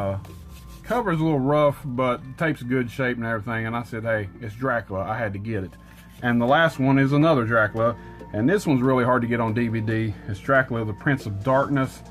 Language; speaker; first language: English; native; English